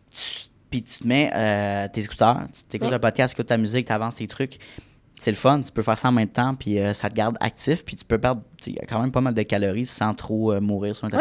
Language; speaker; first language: French; native; French